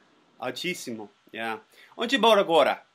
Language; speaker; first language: Portuguese; non-native, learner; Spanish